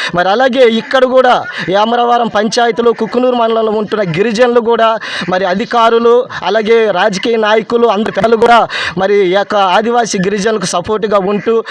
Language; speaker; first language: Telugu; non-native, local second language; Koya